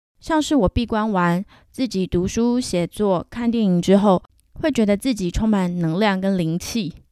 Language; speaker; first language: Chinese; native; Chinese